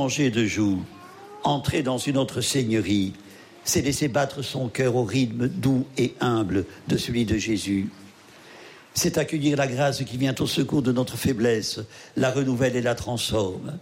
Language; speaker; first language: French; native; French